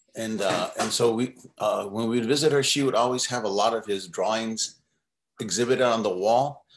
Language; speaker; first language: English; native; English